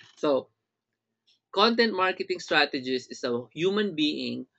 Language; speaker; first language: English; non-native, local second language; Filipino